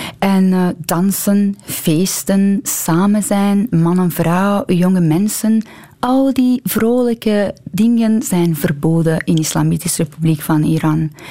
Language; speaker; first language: Dutch; non-native, fluent; Persian